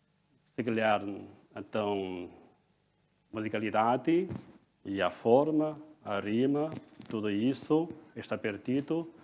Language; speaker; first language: Portuguese; non-native, fluent; Chinese